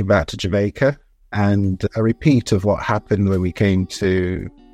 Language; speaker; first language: English; early bilingual, other home language; Jamaican Creole English